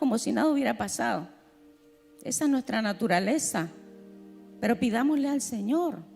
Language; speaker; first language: Spanish; native; Spanish